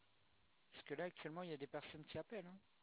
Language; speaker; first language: French; native; French